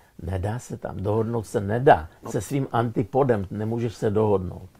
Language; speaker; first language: Czech; non-native, fluent; Russian